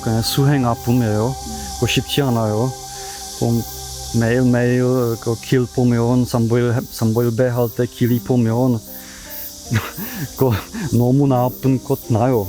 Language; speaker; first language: Korean; non-native, learner; Czech